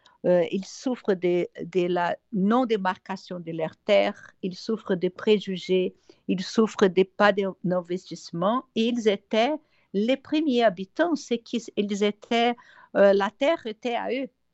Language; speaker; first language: French; non-native, fluent; Portuguese